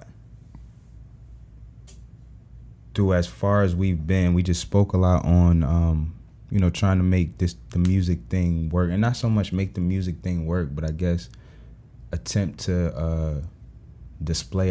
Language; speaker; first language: English; native; English